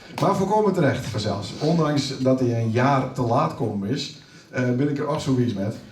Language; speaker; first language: Dutch; native; Dutch